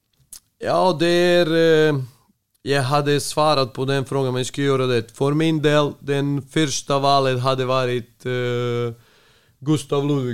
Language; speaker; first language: Swedish; non-native, fluent; Serbian